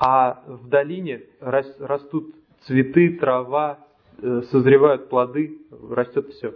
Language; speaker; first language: Russian; native; Russian